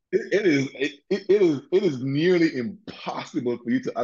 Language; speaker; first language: English; non-native, local second language; French